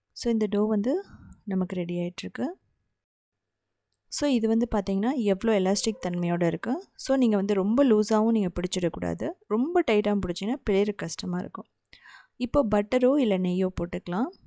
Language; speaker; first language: Tamil; native; Tamil